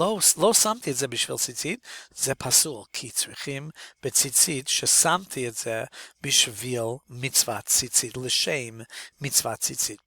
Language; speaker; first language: Hebrew; non-native, fluent; English